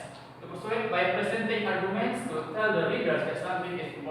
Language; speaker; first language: English; non-native, learner; Indonesian